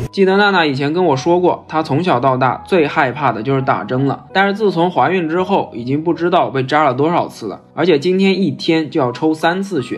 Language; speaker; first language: Chinese; native; Chinese